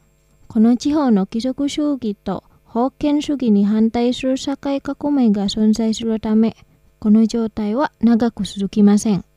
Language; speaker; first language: Japanese; non-native, fluent; Indonesian